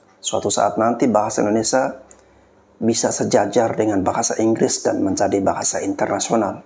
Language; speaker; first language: Indonesian; native; Indonesian